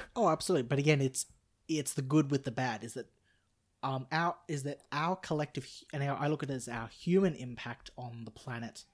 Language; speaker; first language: English; native; English